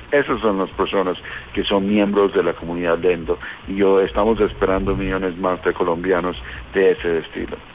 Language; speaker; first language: Spanish; non-native, fluent; English